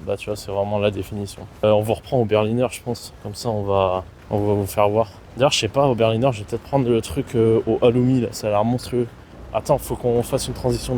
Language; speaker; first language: French; native; French